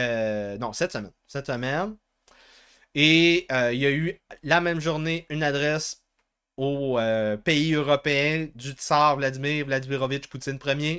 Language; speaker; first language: French; native; French